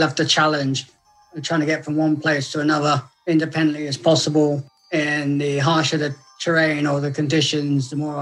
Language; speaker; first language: English; native; English